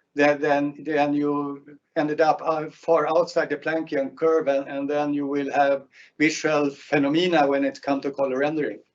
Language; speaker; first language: English; non-native, fluent; Swedish